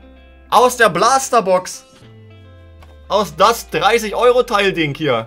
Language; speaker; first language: German; native; German